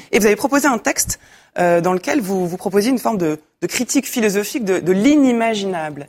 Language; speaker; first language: French; native; French